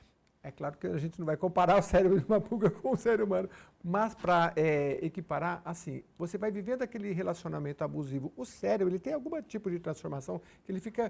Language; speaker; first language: Portuguese; native; Portuguese